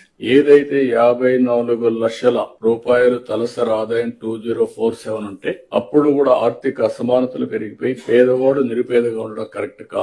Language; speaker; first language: Telugu; native; Telugu